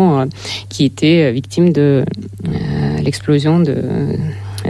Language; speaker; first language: French; non-native, fluent; Russian